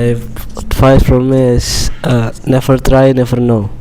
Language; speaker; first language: English; non-native, learner; Indonesian